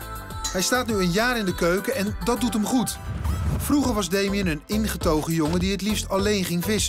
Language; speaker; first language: Dutch; native; Dutch